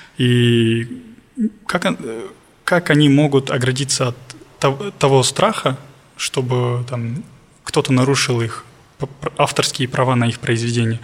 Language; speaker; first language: Russian; non-native, local second language; Kazakh